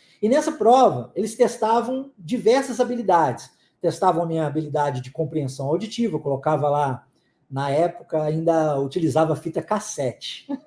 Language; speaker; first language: Portuguese; non-native, fluent; English